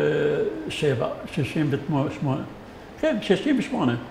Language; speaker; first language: Hebrew; non-native, fluent; Arabic